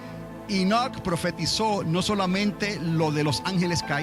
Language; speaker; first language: Spanish; native; Spanish